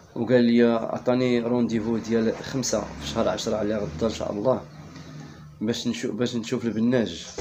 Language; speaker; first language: Arabic; native; Arabic